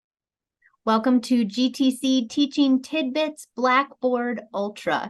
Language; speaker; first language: English; native; English